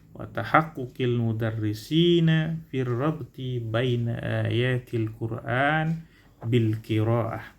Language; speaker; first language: Arabic; non-native, learner; Indonesian